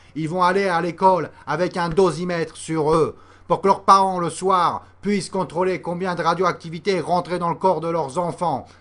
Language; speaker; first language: French; native; French